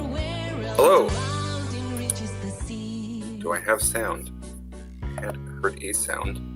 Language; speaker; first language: English; native; English